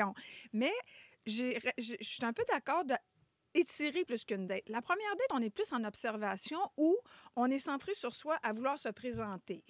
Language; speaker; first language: French; native; French